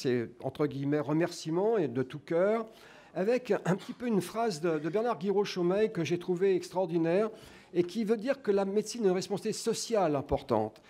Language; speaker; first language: French; native; French